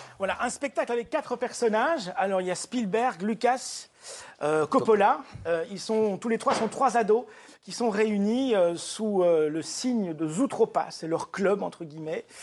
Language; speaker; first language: French; native; French